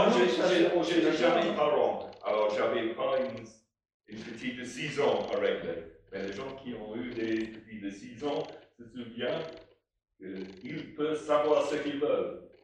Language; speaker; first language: French; non-native, fluent; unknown